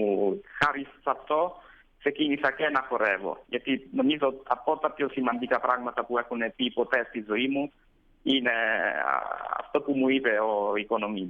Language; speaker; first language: Greek; non-native, fluent; Italian